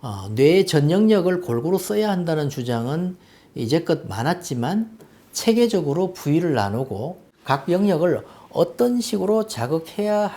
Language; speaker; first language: Korean; native; Korean